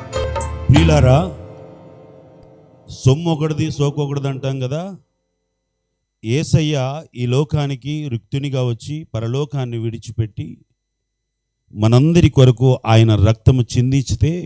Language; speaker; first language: Telugu; native; Telugu